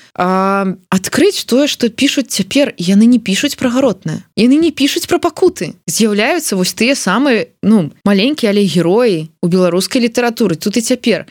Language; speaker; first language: Belarusian; non-native, local second language; Russian